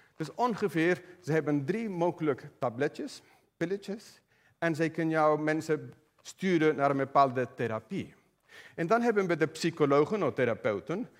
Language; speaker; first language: Dutch; non-native, fluent; Spanish